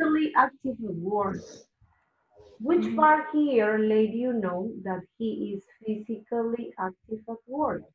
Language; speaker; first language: English; non-native, learner; Spanish